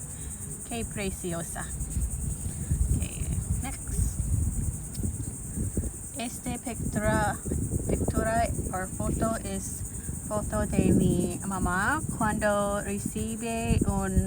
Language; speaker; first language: Spanish; non-native, learner; Lao